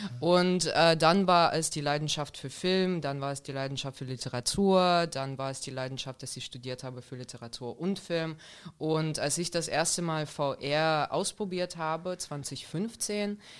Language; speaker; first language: German; non-native, fluent; Russian